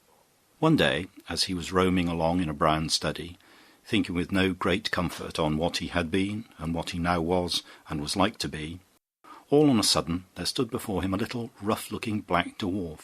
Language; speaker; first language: English; native; English